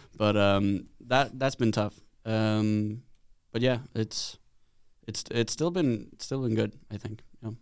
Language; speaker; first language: English; non-native, fluent; Swedish